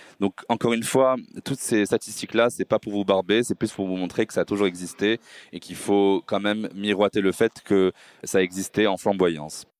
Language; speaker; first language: French; native; French